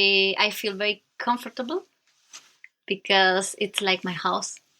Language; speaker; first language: English; non-native, learner; Spanish